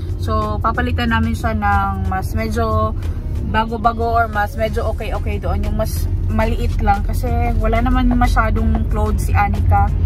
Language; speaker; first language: Filipino; non-native, local second language; Cebuano